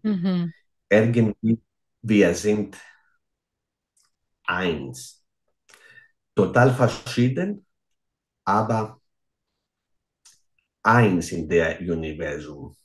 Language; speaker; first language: German; non-native, fluent; Greek